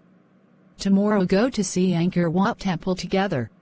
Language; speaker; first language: English; non-native, learner; Khmer